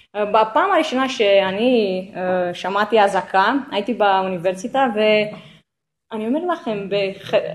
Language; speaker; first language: Hebrew; non-native, local second language; Arabic